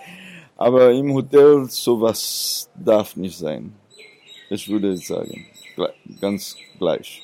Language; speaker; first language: German; non-native, fluent; Seselwa Creole French